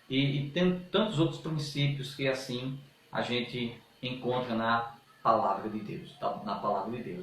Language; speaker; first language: Portuguese; native; Portuguese